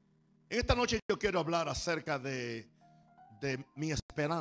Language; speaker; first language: Spanish; native; Spanish